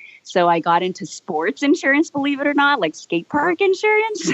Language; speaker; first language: English; native; English